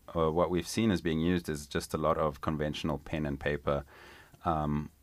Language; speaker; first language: English; non-native, local second language; Italian